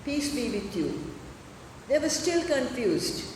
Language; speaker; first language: English; non-native, local second language; Sinhala